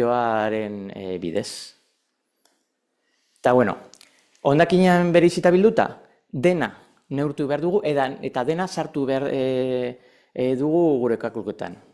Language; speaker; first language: Basque; non-native, local second language; Spanish